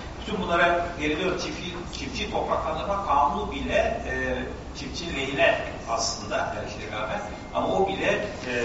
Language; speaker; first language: Turkish; native; Turkish